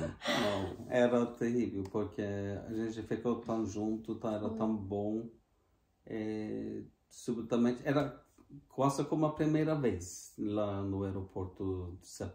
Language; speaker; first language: Portuguese; non-native, fluent; Norwegian